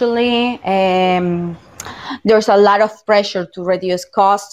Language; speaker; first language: English; non-native, fluent; Spanish